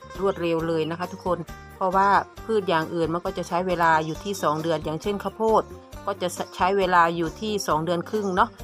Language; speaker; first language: Thai; native; Thai